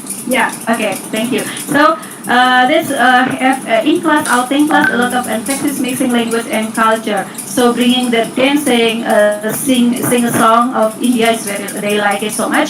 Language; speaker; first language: English; non-native, learner; Indonesian